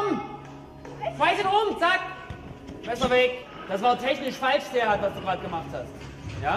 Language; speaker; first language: German; native; German